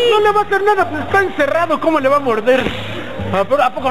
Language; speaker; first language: Spanish; native; Spanish